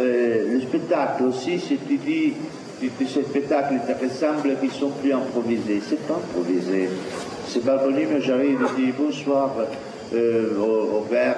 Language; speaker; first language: French; non-native, fluent; Italian